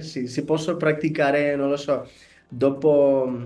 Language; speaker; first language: Italian; non-native, learner; Spanish